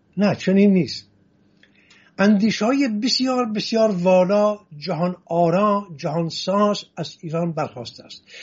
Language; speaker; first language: Persian; non-native, local second language; Assyrian Neo-Aramaic